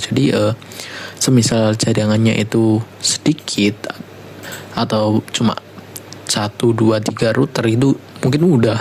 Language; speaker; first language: Indonesian; native; Indonesian